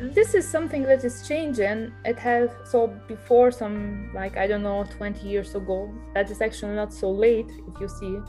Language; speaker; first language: English; non-native, fluent; Albanian